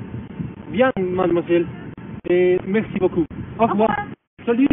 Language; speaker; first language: French; non-native, learner; Spanish